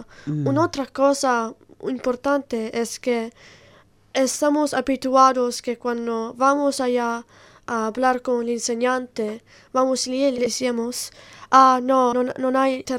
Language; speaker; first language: Spanish; non-native, learner; Italian